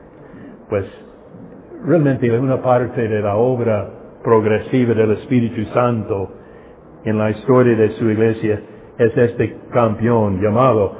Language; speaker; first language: Spanish; non-native, fluent; English